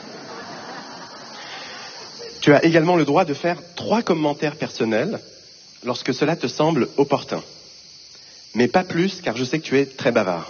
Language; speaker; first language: French; non-native, fluent; Portuguese